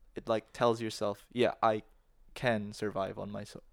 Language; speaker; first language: English; non-native, local second language; Filipino